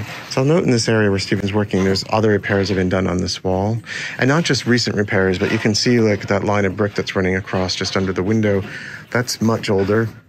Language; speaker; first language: English; native; English